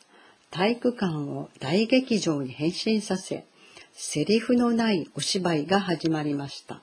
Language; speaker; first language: Japanese; native; Japanese